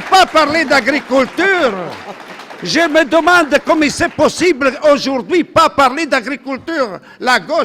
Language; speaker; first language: French; non-native, fluent; Italian